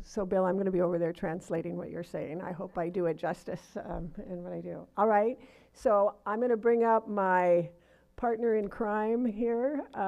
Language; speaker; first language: English; native; English